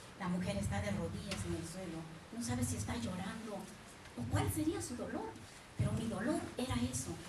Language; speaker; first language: Spanish; native; Spanish